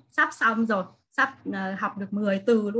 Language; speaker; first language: Vietnamese; native; Vietnamese